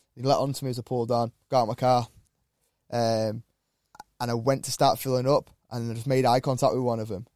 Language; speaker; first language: English; native; English